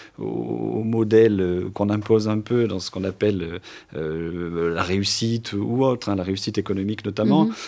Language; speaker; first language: French; non-native, local second language; Occitan